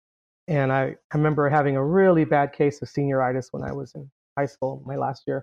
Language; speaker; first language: English; native; English